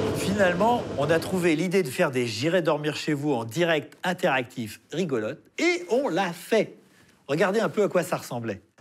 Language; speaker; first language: French; native; French